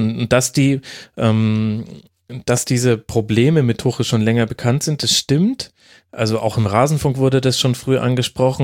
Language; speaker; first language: German; native; German